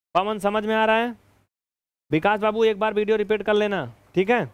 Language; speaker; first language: Hindi; native; Hindi